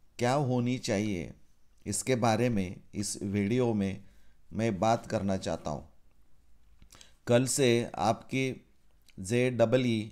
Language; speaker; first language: Hindi; non-native, local second language; Marathi